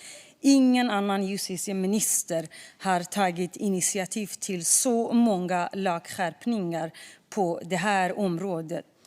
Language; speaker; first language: Swedish; non-native, fluent; Kurdish